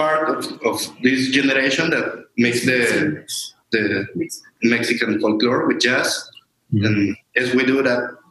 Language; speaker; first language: English; non-native, learner; Spanish